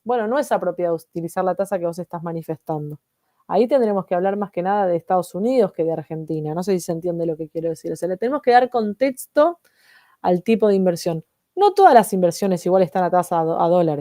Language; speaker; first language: Spanish; native; Spanish